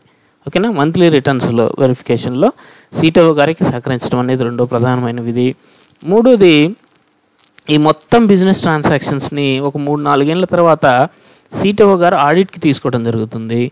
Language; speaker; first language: Telugu; native; Telugu